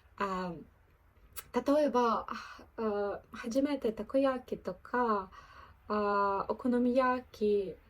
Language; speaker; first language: Japanese; non-native, learner; Ukrainian